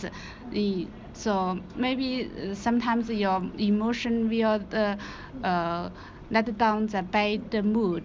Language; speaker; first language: English; non-native, learner; Chinese